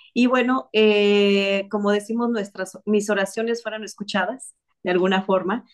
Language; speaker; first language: Spanish; native; Spanish